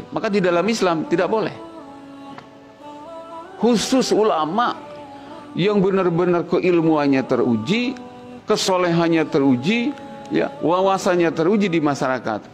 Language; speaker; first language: Indonesian; non-native, local second language; Sundanese